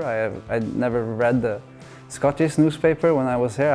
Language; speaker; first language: English; non-native, fluent; Norwegian